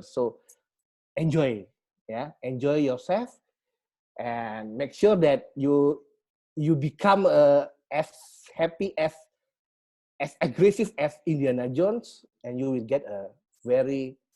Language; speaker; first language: English; non-native, learner; Indonesian